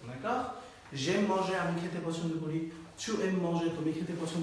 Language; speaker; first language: French; non-native, fluent; Bangla